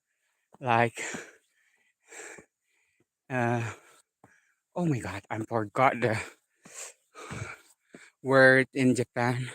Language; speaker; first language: English; non-native, learner; Indonesian